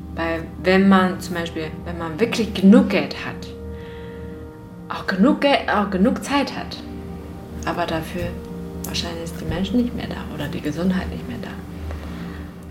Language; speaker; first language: German; non-native, fluent; Chinese